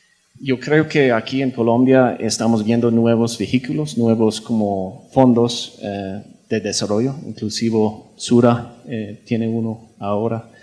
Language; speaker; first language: Spanish; non-native, fluent; English